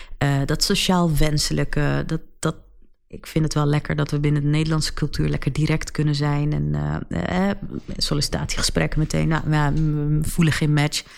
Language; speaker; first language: Dutch; early bilingual, other home language; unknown